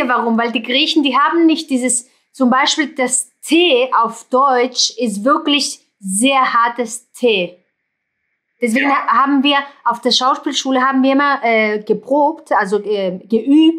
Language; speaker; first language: German; non-native, fluent; Greek